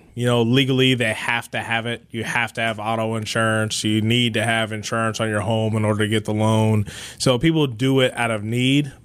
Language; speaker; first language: English; native; English